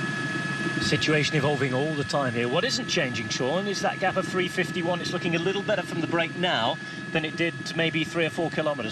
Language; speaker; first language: English; native; English